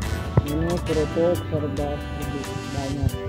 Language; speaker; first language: Indonesian; non-native, local second language; Sundanese